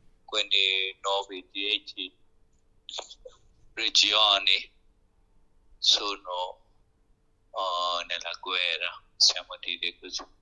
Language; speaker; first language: Italian; non-native, learner; Burmese